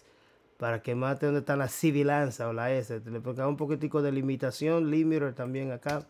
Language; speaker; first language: Spanish; native; Spanish